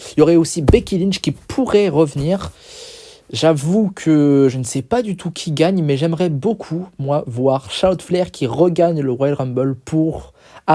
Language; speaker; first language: French; native; French